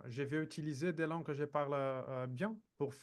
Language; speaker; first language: French; non-native, fluent; Portuguese